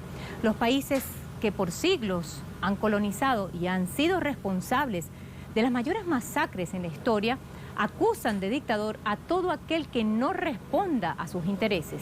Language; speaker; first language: Spanish; native; Spanish